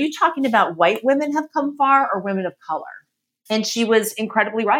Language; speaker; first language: English; native; English